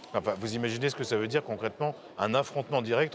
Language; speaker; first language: French; native; French